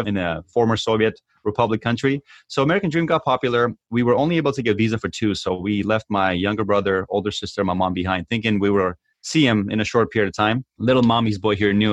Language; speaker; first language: English; early bilingual, other home language; Armenian